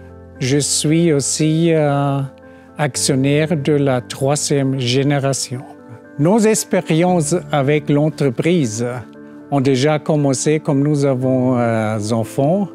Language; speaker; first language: French; non-native, fluent; German